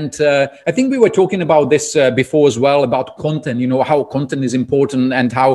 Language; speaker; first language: English; non-native, fluent; Czech